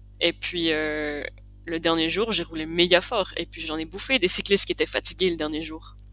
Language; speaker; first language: French; native; French